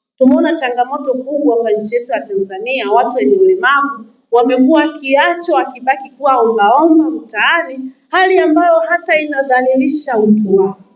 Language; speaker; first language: Swahili; native; Swahili